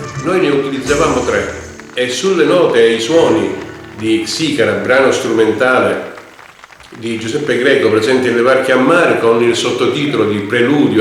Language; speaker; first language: Italian; native; Italian